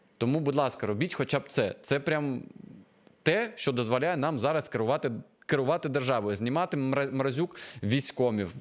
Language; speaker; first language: Ukrainian; non-native, local second language; Russian